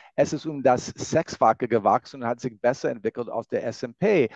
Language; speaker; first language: German; non-native, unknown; English